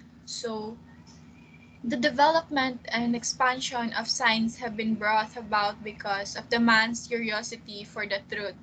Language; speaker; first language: English; non-native, local second language; Filipino